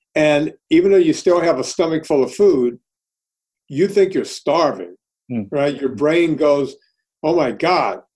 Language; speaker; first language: English; early bilingual, other home language; Italian